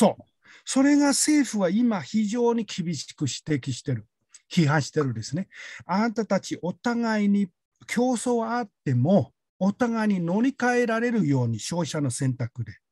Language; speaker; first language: Japanese; non-native, fluent; Chinese